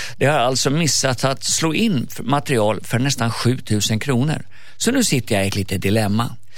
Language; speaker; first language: Swedish; native; Swedish